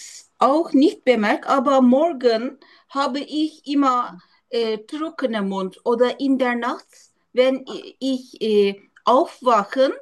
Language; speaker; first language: German; non-native, learner; Turkish